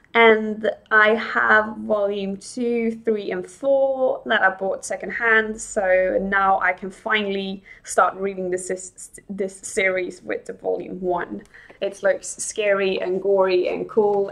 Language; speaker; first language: English; non-native, fluent; Swedish